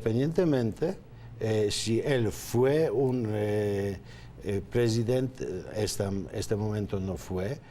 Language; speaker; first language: Spanish; non-native, fluent; Polish